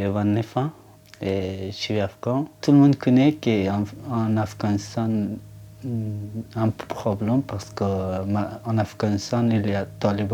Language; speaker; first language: French; non-native, learner; Persian